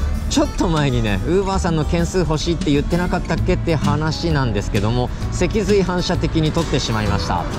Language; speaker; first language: Japanese; native; Japanese